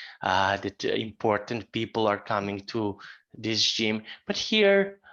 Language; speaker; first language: English; non-native, fluent; Serbian